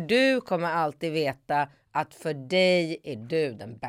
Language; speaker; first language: Swedish; native; Swedish